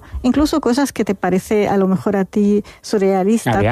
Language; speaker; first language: Spanish; non-native, fluent; Arabic